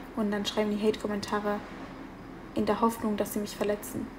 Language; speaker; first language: German; early bilingual, other home language; Italian